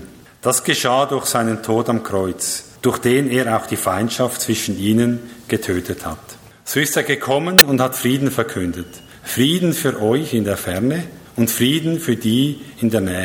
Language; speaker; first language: German; native; German